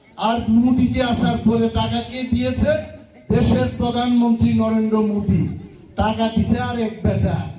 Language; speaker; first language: Bangla; non-native, local second language; Kok Borok